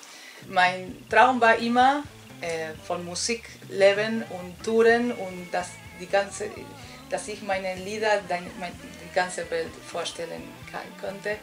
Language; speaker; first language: German; non-native, fluent; Spanish